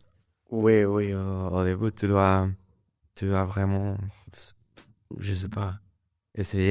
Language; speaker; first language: French; non-native, learner; Spanish